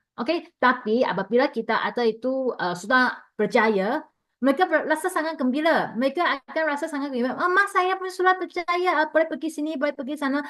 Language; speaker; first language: Malay; non-native, local second language; Chinese